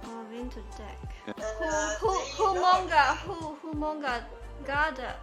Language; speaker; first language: Swedish; non-native, learner; Chinese